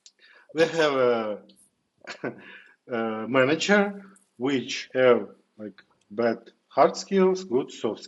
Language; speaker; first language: English; non-native, fluent; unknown